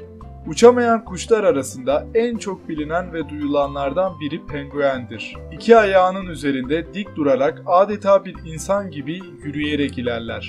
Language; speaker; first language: Turkish; native; Turkish